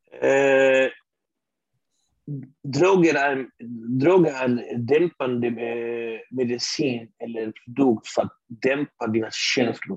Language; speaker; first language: Swedish; early bilingual, other home language; Arabic